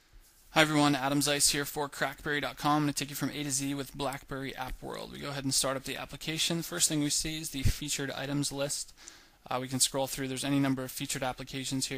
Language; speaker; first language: English; native; English